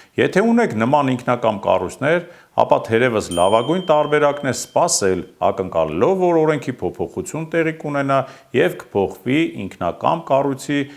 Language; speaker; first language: Armenian; native; Armenian